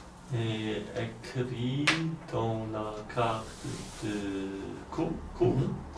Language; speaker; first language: French; non-native, learner; Polish